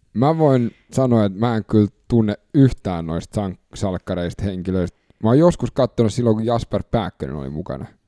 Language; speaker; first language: Finnish; native; Finnish